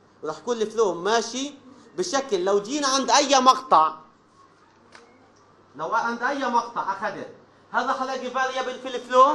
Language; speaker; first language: Arabic; native; Arabic